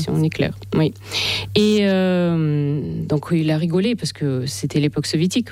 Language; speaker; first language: French; non-native, fluent; Russian